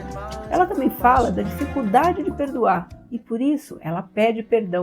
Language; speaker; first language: Portuguese; native; Portuguese